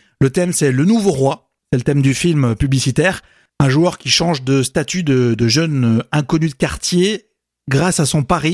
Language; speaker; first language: French; native; French